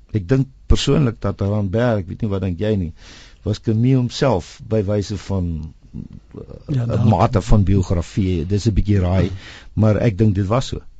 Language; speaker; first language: Afrikaans; non-native, local second language; English